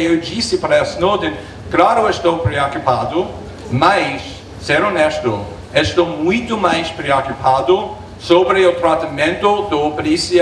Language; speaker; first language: Portuguese; non-native, fluent; English